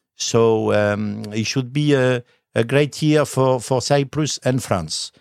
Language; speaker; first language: English; non-native, fluent; French